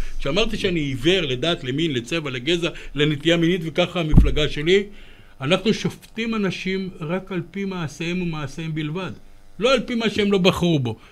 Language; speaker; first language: Hebrew; early bilingual, other home language; Romanian